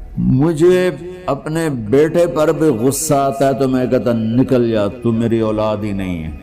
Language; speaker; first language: Urdu; non-native, local second language; Punjabi